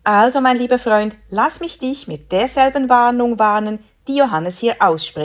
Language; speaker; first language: German; native; German